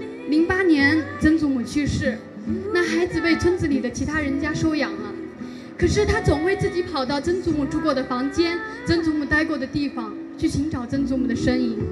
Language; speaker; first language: Chinese; native; Chinese